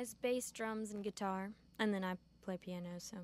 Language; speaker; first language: English; native; English